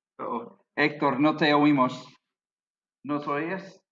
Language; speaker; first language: Spanish; non-native, fluent; English